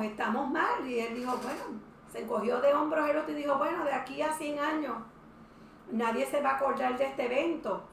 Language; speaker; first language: Spanish; native; Spanish